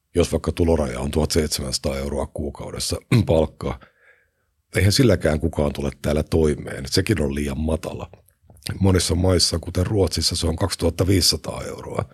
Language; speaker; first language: Finnish; native; Finnish